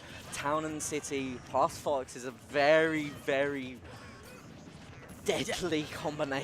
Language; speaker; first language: English; native; English